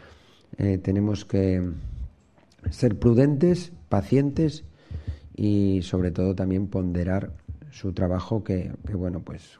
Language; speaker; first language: Spanish; native; Spanish